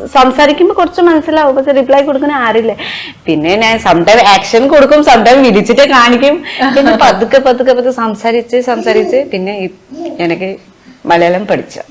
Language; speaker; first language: Malayalam; non-native, learner; Nepali